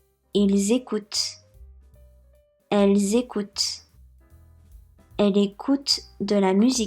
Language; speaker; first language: French; non-native, fluent; Japanese